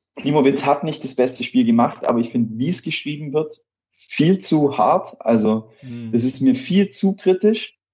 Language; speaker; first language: German; native; German